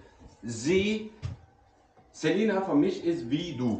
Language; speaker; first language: German; non-native, learner; Urdu